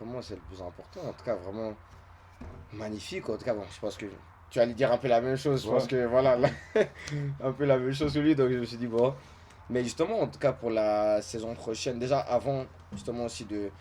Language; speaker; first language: French; native; French